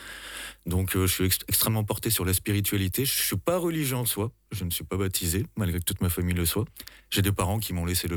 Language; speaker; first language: French; native; French